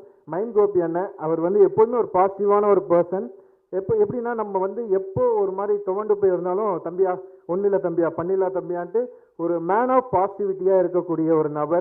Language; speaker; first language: Tamil; native; Tamil